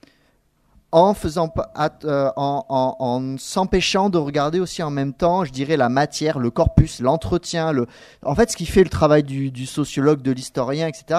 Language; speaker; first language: French; native; French